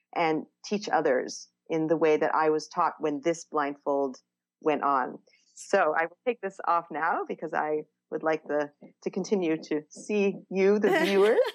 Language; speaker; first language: English; non-native, fluent; Hebrew